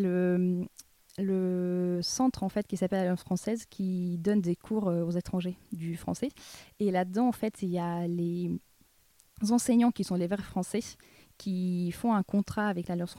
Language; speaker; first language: French; non-native, fluent; Russian